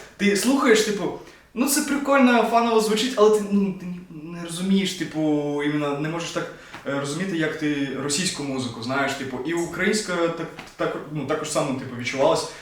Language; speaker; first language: Ukrainian; non-native, local second language; Russian